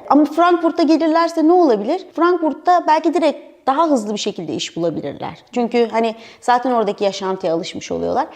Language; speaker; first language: Turkish; native; Turkish